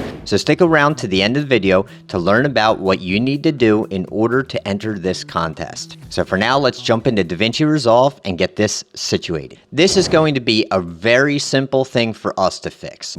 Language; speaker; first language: English; native; English